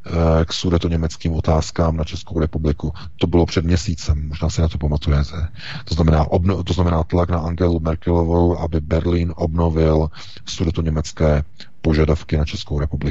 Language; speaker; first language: Czech; native; Czech